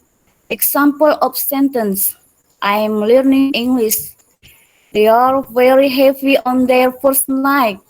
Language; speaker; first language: English; non-native, learner; Indonesian